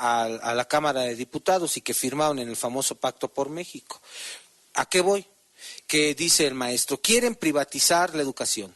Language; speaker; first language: Spanish; native; Spanish